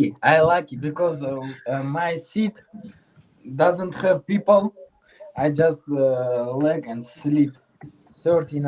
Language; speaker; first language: English; non-native, learner; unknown